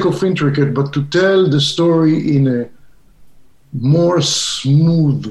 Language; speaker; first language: English; non-native, fluent; Hebrew